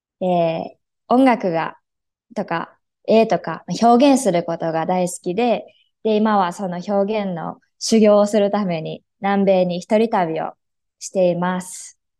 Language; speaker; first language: Japanese; native; Japanese